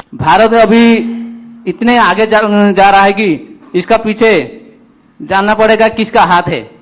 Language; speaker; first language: Hindi; non-native, local second language; Telugu